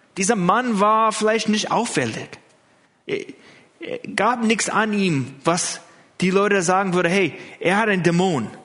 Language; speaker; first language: German; non-native, fluent; English